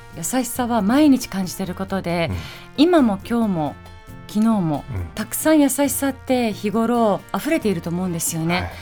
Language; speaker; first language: Japanese; early bilingual, other home language; Persian